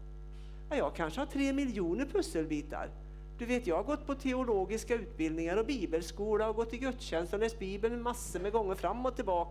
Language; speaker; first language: Swedish; native; Swedish